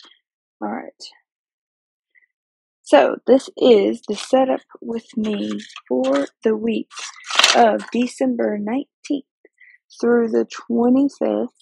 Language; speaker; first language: English; native; English